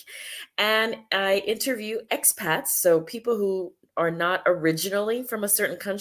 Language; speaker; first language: English; early bilingual, other home language; Spanish